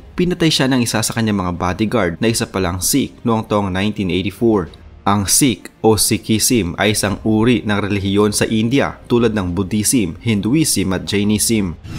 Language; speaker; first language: Filipino; native; Filipino